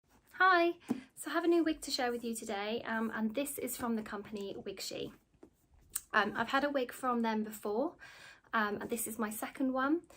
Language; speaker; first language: English; native; English